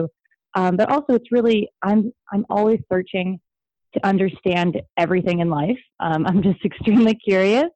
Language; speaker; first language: English; native; English